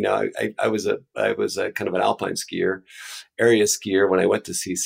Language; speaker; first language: English; native; English